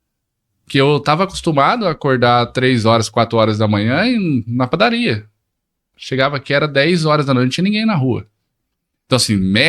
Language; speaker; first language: Portuguese; native; Portuguese